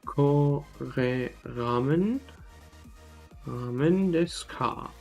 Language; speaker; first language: Japanese; non-native, learner; Swiss German